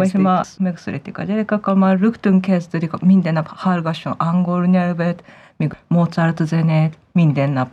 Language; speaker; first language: Hungarian; non-native, fluent; Japanese